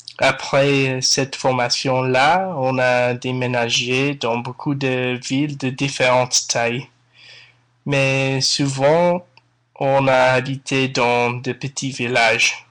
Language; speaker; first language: French; non-native, learner; English